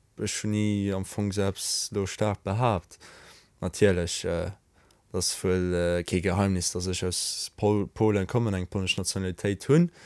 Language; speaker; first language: Luxembourgish; early bilingual, other home language; Polish